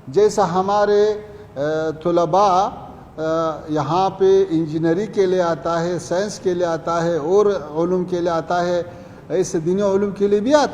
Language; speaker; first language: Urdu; non-native, fluent; Pashto